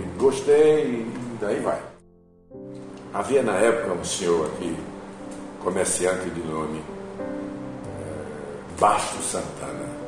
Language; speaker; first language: Portuguese; native; Portuguese